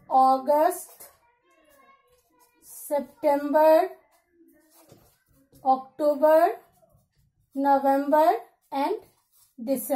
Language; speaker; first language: English; non-native, local second language; Hindi